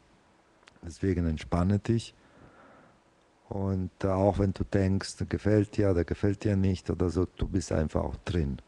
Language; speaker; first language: German; non-native, fluent; Italian